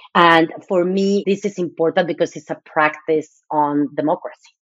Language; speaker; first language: English; non-native, fluent; Spanish